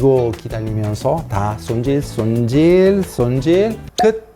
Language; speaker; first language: Korean; non-native, fluent; Italian